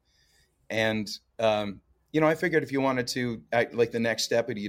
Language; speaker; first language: English; native; English